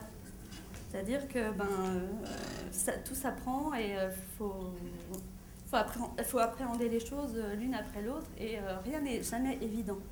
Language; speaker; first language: French; native; French